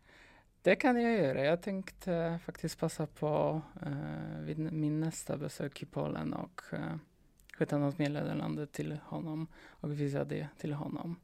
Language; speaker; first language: Swedish; non-native, fluent; Polish